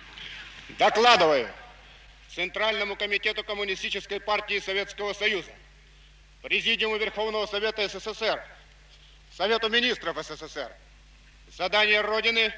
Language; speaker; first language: Russian; native; Russian